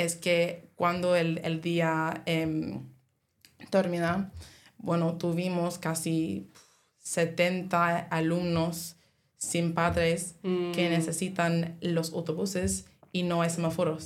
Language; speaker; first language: Spanish; non-native, learner; English